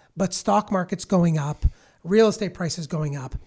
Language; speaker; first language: English; native; English